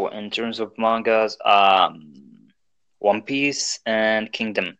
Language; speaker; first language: English; non-native, fluent; Arabic